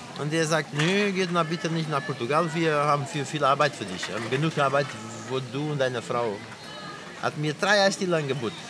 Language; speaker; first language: German; non-native, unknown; Portuguese